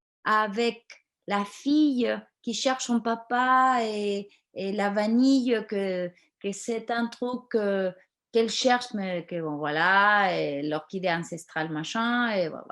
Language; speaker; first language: French; non-native, fluent; Spanish